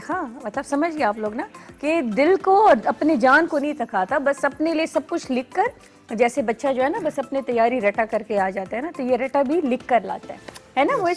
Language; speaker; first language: Urdu; non-native, local second language; Pashto